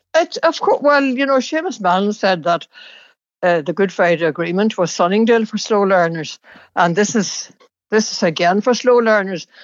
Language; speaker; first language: English; native; English